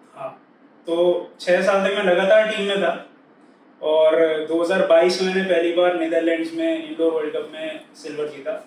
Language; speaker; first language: Hindi; native; Hindi